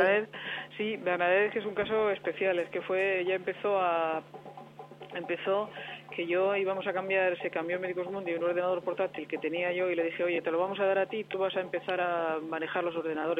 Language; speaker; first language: Spanish; native; Spanish